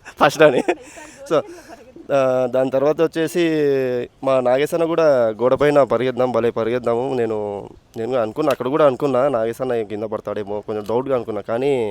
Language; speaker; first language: Telugu; native; Telugu